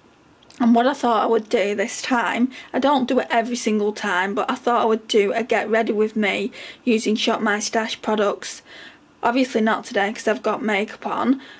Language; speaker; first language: English; native; English